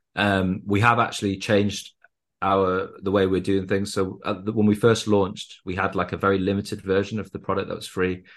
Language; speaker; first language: English; native; English